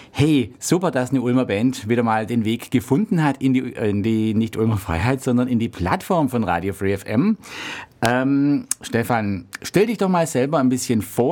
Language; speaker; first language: German; native; German